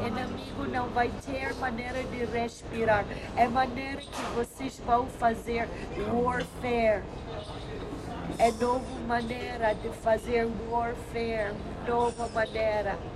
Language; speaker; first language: Portuguese; non-native, learner; English